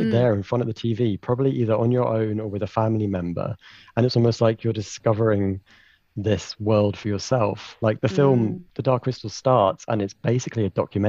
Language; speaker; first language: English; native; English